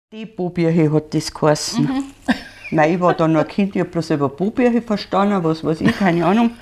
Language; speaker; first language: German; native; German